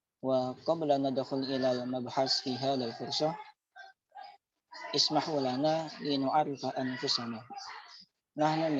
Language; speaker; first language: Arabic; non-native, learner; Indonesian